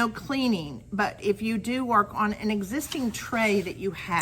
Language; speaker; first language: English; native; English